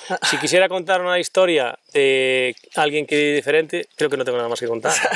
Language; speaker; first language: Spanish; native; Spanish